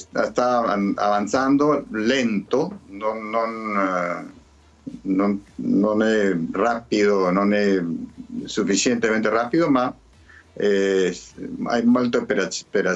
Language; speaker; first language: Italian; early bilingual, heritage; Spanish